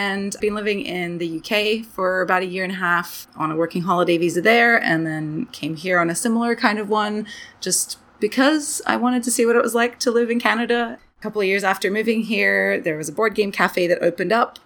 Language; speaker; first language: English; native; English